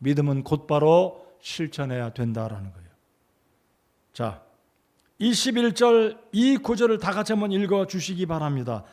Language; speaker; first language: Korean; native; Korean